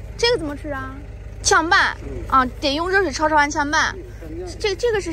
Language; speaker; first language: Chinese; native; Chinese